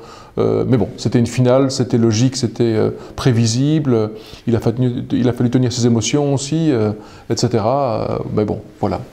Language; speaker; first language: French; native; French